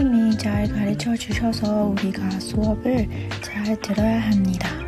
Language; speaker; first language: Korean; non-native, learner; Burmese